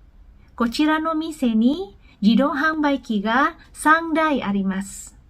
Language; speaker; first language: Japanese; non-native, fluent; Indonesian